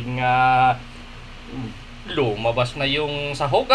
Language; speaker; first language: Filipino; non-native, local second language; Hiligaynon